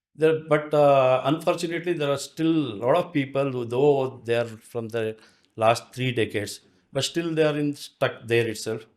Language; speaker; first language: English; non-native, local second language; Kannada